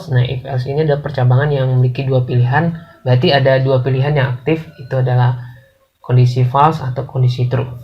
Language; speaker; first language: Indonesian; native; Indonesian